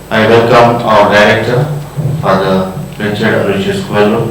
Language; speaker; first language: English; non-native, local second language; Kannada